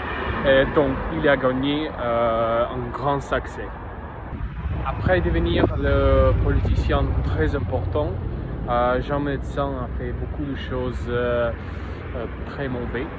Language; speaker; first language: French; non-native, learner; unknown